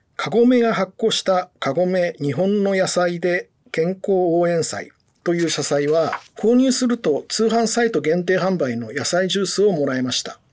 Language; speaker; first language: Japanese; native; Japanese